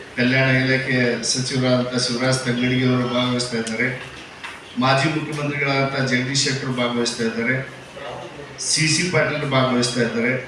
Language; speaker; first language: Kannada; non-native, local second language; Marathi